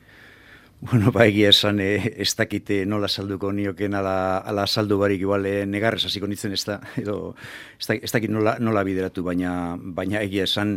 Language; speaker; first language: Basque; native; Basque